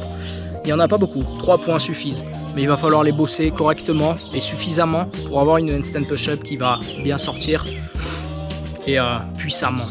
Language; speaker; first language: French; native; French